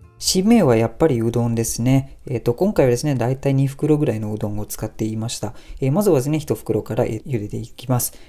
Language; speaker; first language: Japanese; non-native, fluent; Malay